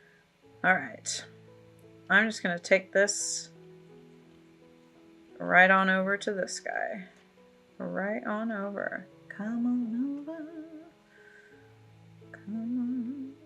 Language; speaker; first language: English; native; English